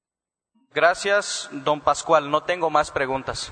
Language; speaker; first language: Spanish; native; Spanish